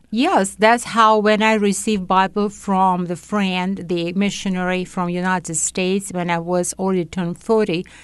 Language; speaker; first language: English; non-native, fluent; Latvian